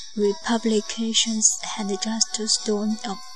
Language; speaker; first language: English; non-native, learner; Chinese